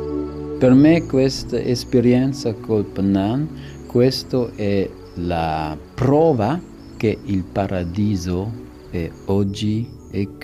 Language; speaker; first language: Italian; non-native, learner; Swiss German